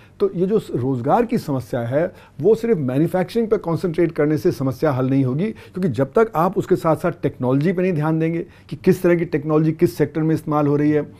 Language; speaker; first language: Hindi; native; Hindi